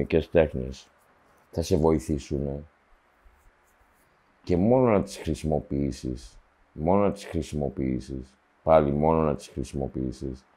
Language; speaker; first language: Greek; early bilingual, heritage; Greek